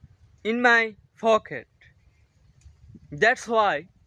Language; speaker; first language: English; non-native, learner; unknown